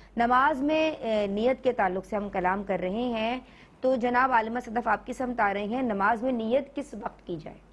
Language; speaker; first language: Urdu; native; Urdu